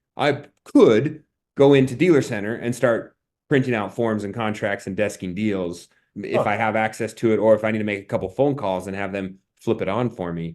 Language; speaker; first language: English; native; English